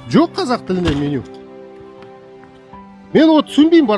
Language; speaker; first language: Kazakh; non-native, local second language; Russian